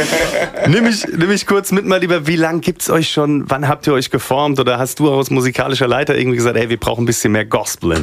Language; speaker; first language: German; native; German